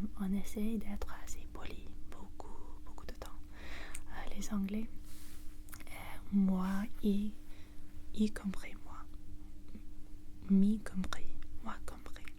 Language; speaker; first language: French; non-native, learner; English